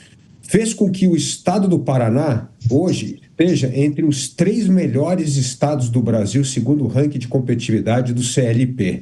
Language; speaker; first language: Portuguese; native; Portuguese